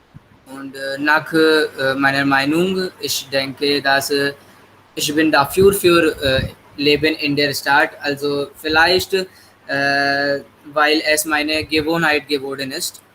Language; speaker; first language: German; non-native, learner; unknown